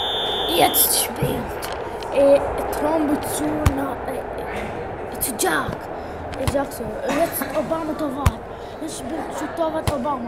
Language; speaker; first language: German; non-native, learner; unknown